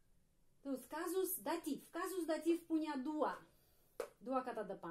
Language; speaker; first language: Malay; non-native, fluent; Russian